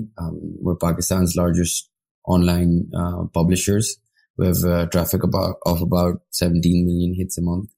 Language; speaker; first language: English; non-native, local second language; Urdu